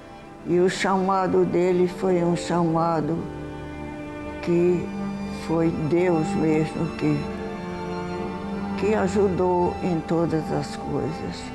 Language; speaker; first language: Portuguese; early bilingual, heritage; Portuguese